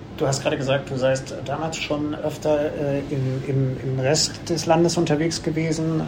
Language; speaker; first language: German; native; German